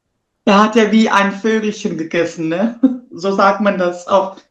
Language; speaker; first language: German; non-native, fluent; Italian